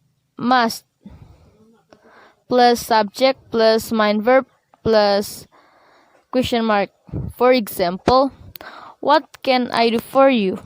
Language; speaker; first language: English; non-native, learner; Indonesian